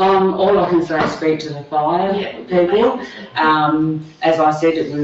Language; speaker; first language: English; native; English